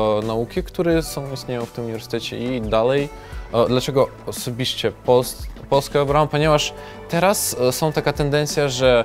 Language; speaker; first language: Polish; non-native, learner; Ukrainian